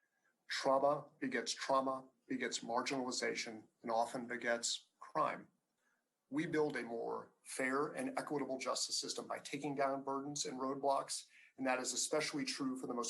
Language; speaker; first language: English; native; English